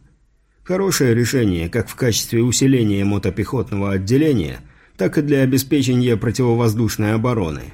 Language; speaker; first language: Russian; native; Russian